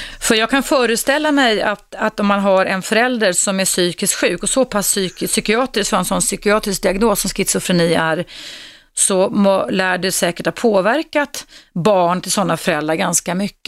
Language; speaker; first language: Swedish; native; Swedish